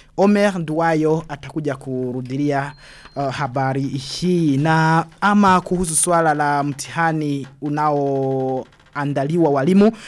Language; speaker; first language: Swahili; non-native, local second language; Rundi